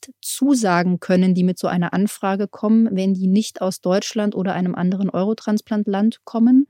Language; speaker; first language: German; native; German